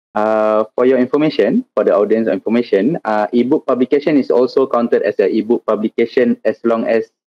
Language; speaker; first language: English; non-native, local second language; Malay